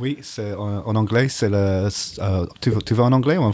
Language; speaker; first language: French; non-native, learner; English